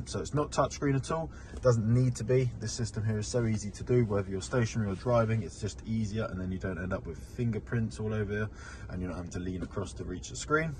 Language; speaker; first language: English; native; English